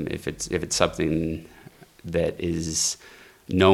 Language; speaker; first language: English; native; English